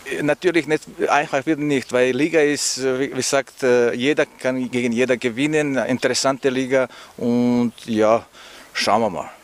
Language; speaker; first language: German; non-native, learner; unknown